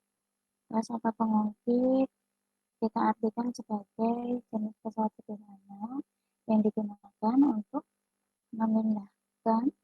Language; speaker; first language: Indonesian; native; Indonesian